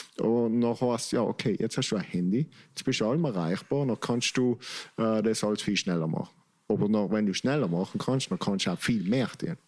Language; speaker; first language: German; native; German